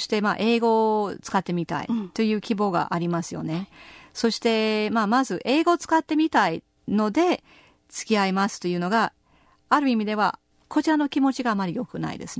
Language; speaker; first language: Japanese; non-native, fluent; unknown